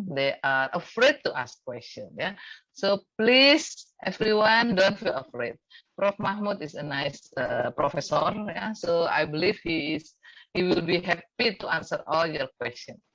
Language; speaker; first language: English; non-native, fluent; Indonesian